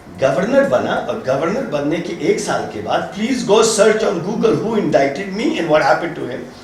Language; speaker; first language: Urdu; native; Urdu